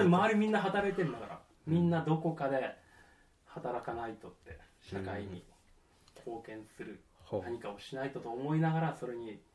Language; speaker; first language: Japanese; native; Japanese